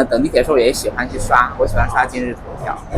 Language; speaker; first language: Chinese; native; Chinese